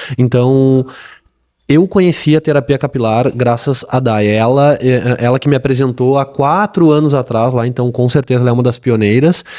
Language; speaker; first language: Portuguese; native; Portuguese